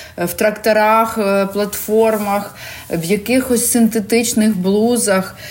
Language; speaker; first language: Ukrainian; non-native, local second language; Russian